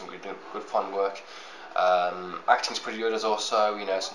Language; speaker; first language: English; native; English